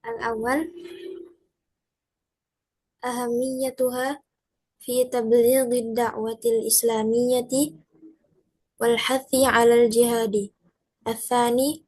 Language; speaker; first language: Arabic; non-native, learner; Indonesian